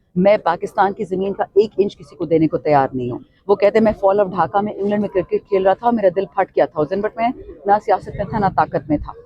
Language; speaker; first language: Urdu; non-native, local second language; Pashto